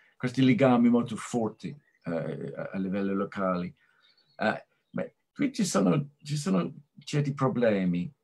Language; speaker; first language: Italian; non-native, fluent; English